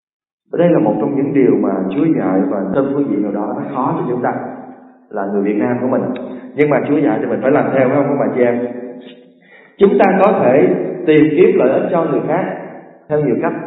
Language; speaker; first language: Vietnamese; native; Vietnamese